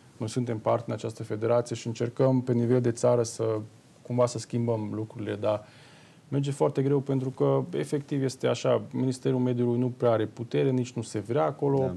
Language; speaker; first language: Romanian; non-native, local second language; Hungarian